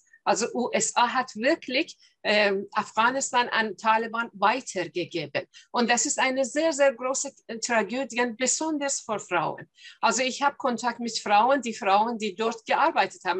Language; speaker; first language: German; non-native, fluent; Persian